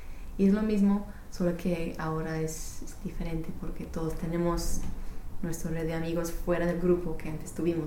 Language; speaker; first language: Spanish; non-native, fluent; English